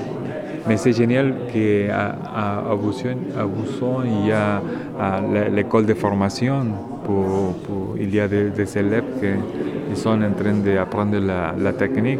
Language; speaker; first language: French; non-native, learner; Spanish